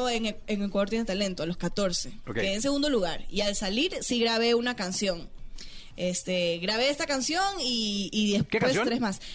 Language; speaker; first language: Spanish; native; Spanish